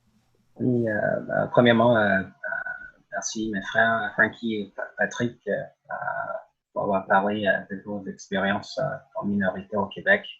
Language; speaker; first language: French; early bilingual, other home language; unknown